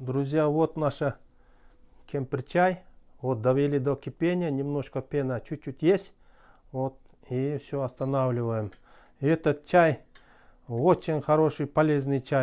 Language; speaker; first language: Russian; non-native, local second language; Kyrgyz